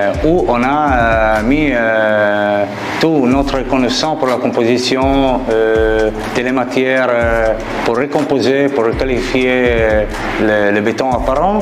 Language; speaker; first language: French; non-native, fluent; Italian